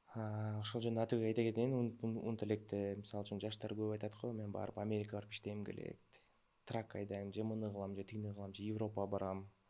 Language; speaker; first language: Kyrgyz; early bilingual, other home language; Russian